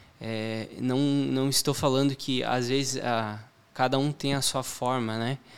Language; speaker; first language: Portuguese; native; Portuguese